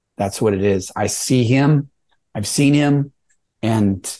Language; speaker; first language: English; native; English